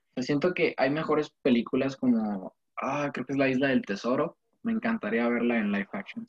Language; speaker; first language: Spanish; native; Spanish